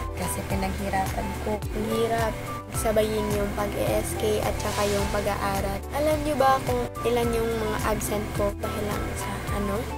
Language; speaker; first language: Filipino; non-native, local second language; Cebuano